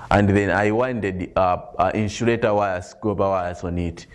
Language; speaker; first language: English; non-native, local second language; Nyanja